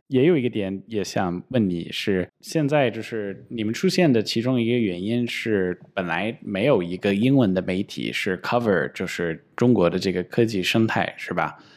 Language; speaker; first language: Chinese; non-native, fluent; English